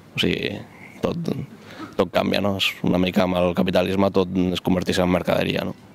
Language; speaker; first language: Catalan; non-native, local second language; Spanish